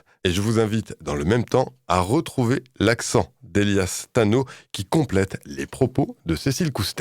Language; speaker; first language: French; native; French